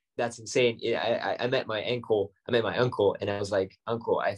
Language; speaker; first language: English; non-native, fluent; Ukrainian